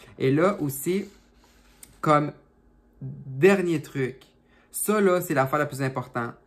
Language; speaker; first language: French; native; French